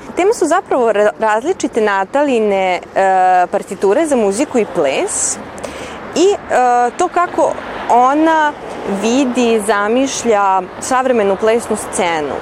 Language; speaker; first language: Serbian; native; Serbian